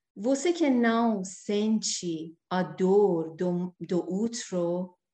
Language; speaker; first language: Portuguese; non-native, learner; Persian